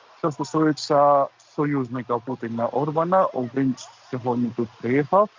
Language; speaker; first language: Ukrainian; non-native, fluent; Georgian